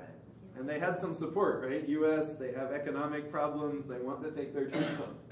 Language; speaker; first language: English; native; English